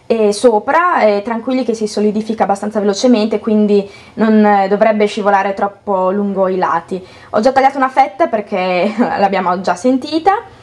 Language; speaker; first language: Italian; native; Italian